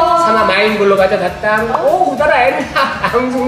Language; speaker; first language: Indonesian; non-native, learner; Korean